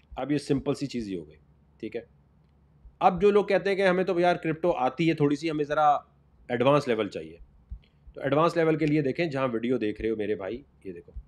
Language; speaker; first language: Urdu; native; Urdu